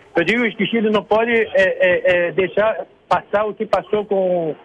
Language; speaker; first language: Spanish; non-native, learner; Portuguese